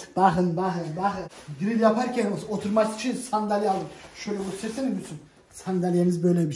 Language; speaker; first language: Turkish; native; Turkish